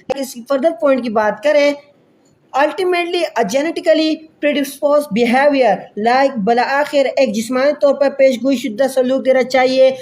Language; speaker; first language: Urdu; native; Urdu